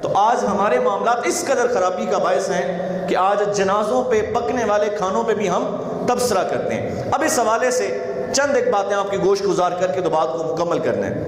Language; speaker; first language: Urdu; non-native, local second language; Punjabi